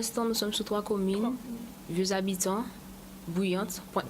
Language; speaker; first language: French; native; French